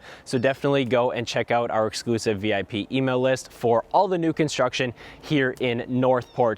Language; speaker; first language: English; native; English